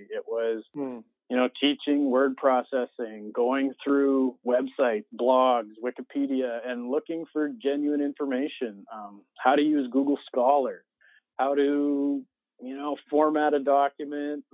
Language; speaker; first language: English; native; English